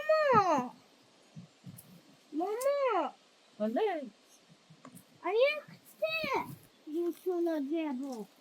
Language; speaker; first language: Polish; early bilingual, heritage; Polish